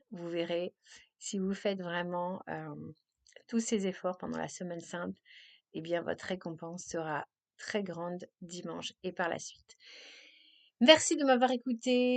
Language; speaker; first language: French; native; French